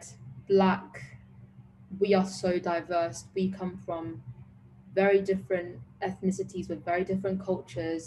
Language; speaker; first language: English; native; English